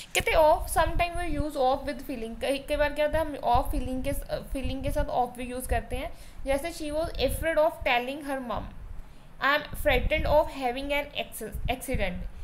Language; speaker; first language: Hindi; non-native, local second language; Punjabi